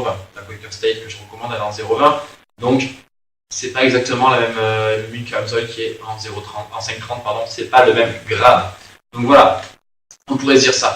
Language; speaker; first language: French; native; French